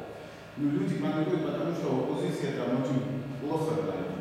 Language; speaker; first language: Russian; non-native, learner; Bulgarian